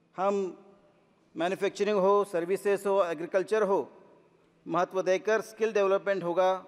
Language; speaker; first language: Hindi; non-native, local second language; Marathi